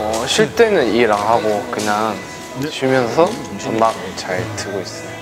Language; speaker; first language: Korean; non-native, learner; Chinese